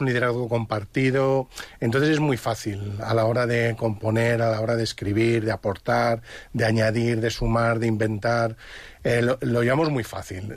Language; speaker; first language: Spanish; native; Spanish